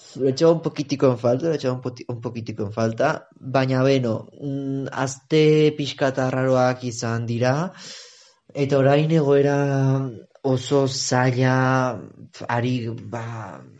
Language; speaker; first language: Basque; non-native, local second language; Spanish